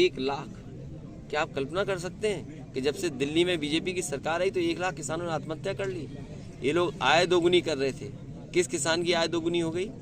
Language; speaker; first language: Hindi; native; Hindi